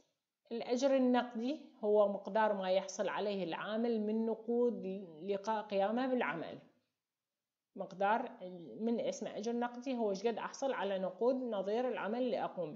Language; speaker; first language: Arabic; native; Arabic